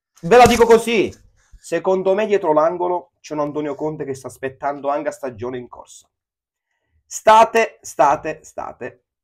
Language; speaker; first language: Italian; native; Italian